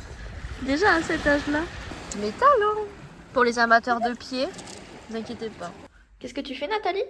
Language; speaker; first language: French; native; French